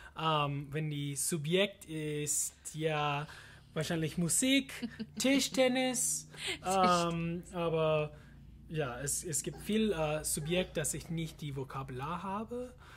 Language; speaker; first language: German; non-native, learner; English